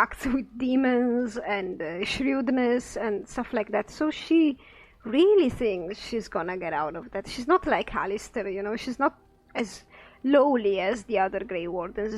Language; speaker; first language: English; non-native, fluent; Italian